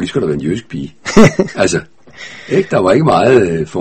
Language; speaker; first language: Danish; native; Danish